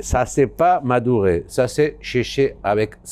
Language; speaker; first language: French; non-native, learner; Basque